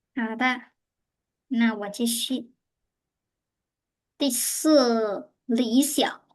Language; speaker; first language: Chinese; non-native, fluent; Khmer